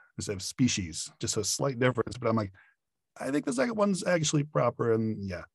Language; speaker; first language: English; native; English